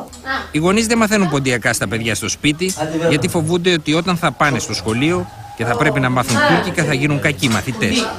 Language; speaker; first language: Greek; native; Greek